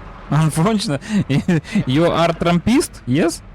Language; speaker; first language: English; non-native, learner; Ukrainian